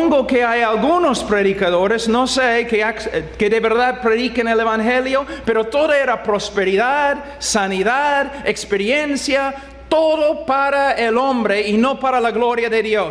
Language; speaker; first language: Spanish; non-native, fluent; English